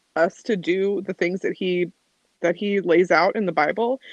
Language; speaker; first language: English; native; English